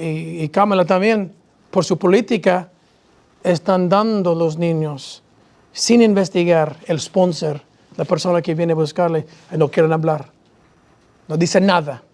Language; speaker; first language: Spanish; non-native, fluent; English